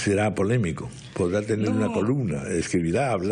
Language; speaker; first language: Spanish; native; Spanish